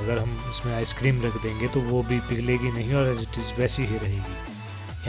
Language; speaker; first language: Hindi; native; Hindi